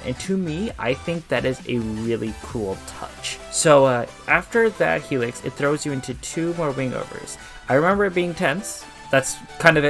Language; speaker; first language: English; native; English